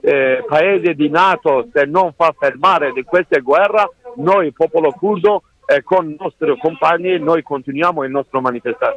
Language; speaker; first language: Italian; non-native, learner; Kurdish